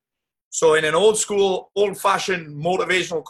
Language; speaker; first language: English; native; English